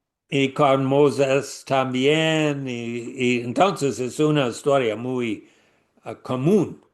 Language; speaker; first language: Spanish; non-native, learner; English